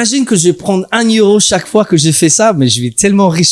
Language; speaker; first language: French; non-native, learner; English